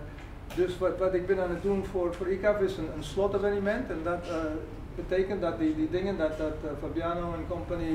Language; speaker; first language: Dutch; non-native, fluent; English